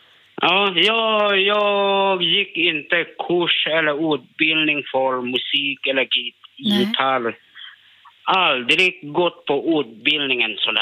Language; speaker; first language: Swedish; non-native, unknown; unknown